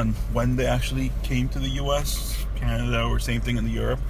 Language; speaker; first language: English; early bilingual, other home language; Urdu